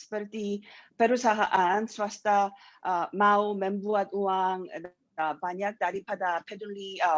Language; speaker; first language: Indonesian; non-native, learner; Korean